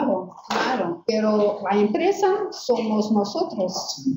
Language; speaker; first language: Spanish; non-native, learner; Portuguese